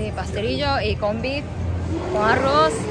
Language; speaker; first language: Spanish; non-native, learner; Japanese